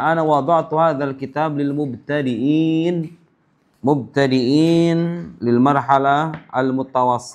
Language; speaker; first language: Arabic; non-native, fluent; Indonesian